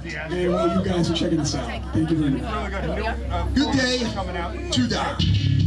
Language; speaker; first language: English; native; English